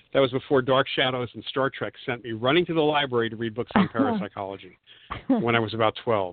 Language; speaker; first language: English; native; English